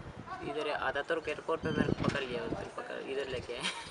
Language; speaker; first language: Hindi; non-native, fluent; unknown